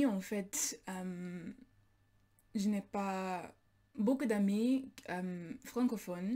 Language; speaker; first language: French; non-native, learner; English